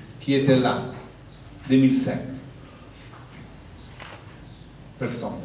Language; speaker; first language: French; non-native, fluent; Italian